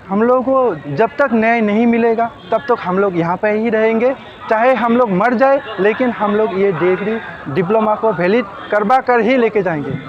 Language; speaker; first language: Hindi; non-native, local second language; Assamese